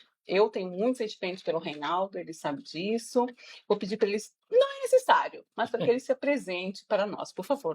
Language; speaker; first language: Portuguese; native; Portuguese